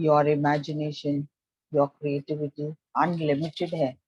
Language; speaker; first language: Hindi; native; Hindi